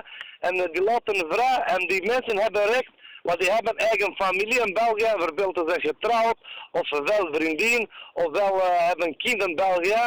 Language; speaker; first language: Dutch; non-native, learner; Turkish